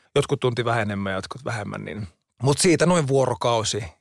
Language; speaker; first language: Finnish; native; Finnish